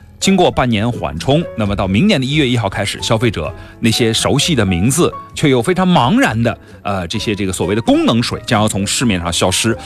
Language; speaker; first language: Chinese; native; Chinese